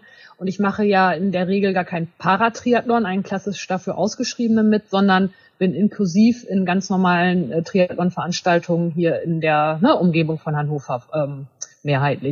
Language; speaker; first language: German; native; German